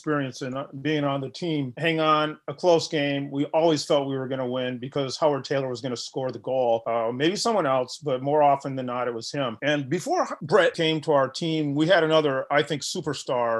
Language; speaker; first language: English; native; English